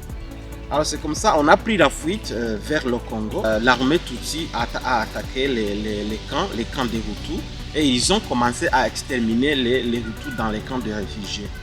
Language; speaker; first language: French; non-native, local second language; Kinyarwanda